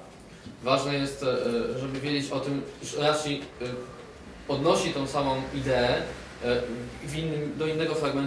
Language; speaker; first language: Polish; native; Polish